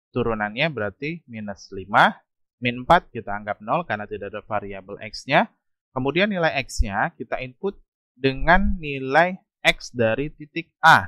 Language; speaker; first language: Indonesian; native; Indonesian